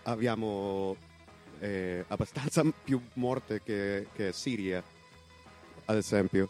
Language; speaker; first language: Italian; non-native, learner; Spanish